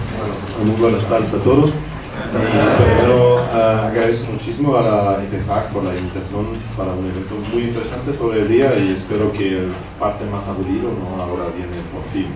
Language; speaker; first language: Spanish; non-native, fluent; German